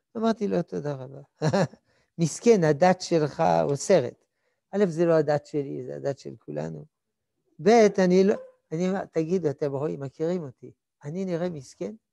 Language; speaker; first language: Hebrew; non-native, fluent; French